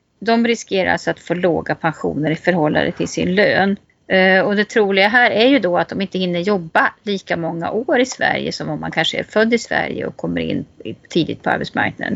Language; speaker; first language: Swedish; native; Swedish